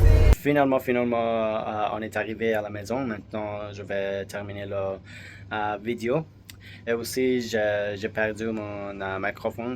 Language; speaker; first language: French; non-native, learner; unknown